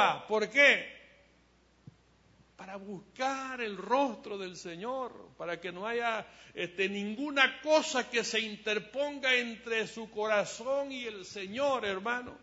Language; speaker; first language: Spanish; native; Spanish